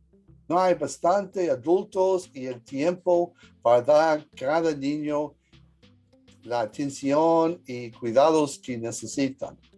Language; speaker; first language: Spanish; early bilingual, heritage; English